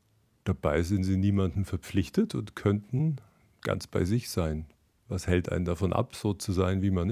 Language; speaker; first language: German; native; German